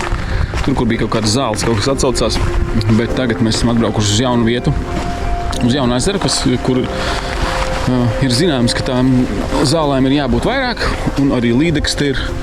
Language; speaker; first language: Latvian; native; Latvian